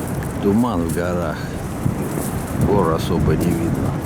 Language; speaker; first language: Russian; native; Russian